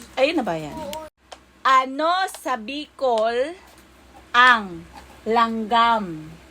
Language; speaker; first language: Filipino; non-native, local second language; Bikol